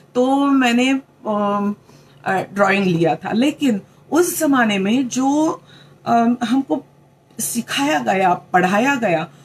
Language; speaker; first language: Hindi; non-native, local second language; Marathi